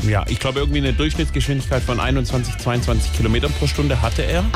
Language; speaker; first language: German; native; German